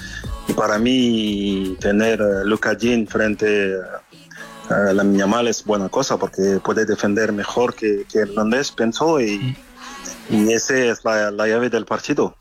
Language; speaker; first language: Spanish; non-native, fluent; French